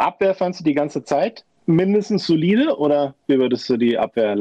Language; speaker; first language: German; native; German